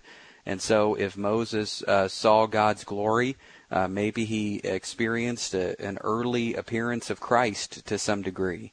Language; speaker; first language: English; native; English